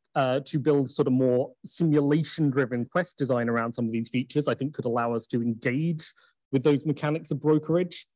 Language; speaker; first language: English; native; English